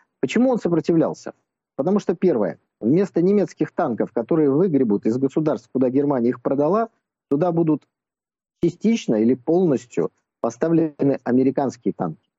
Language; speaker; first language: Russian; native; Russian